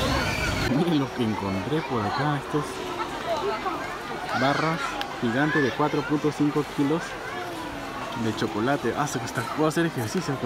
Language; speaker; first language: Spanish; native; Spanish